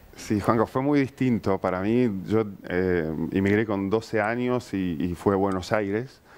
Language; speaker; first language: Spanish; early bilingual, other home language; Ukrainian